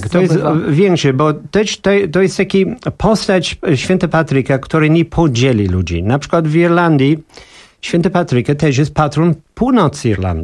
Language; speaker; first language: Polish; non-native, learner; English